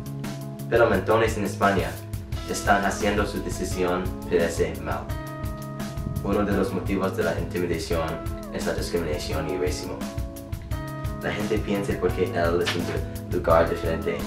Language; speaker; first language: Spanish; non-native, learner; English